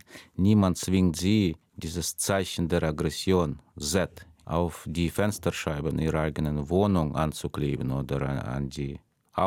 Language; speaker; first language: German; non-native, fluent; Russian